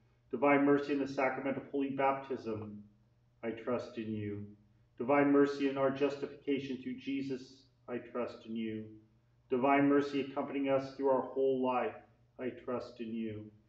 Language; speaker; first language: English; native; English